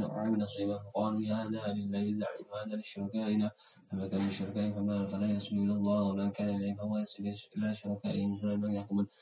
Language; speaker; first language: Arabic; non-native, learner; Indonesian